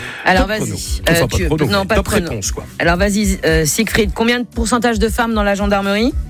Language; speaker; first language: French; native; French